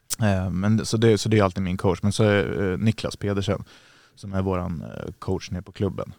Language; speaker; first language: Swedish; native; Swedish